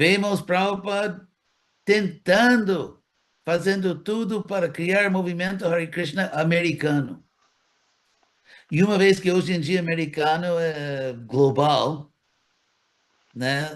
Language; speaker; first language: Portuguese; non-native, fluent; English